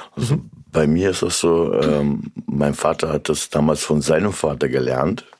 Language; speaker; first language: German; early bilingual, other home language; Turkish